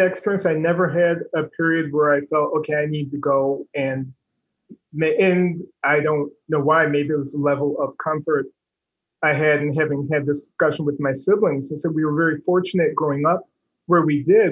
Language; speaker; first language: English; native; English